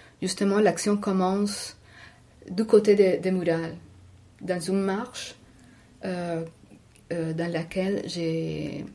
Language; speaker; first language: French; non-native, fluent; Spanish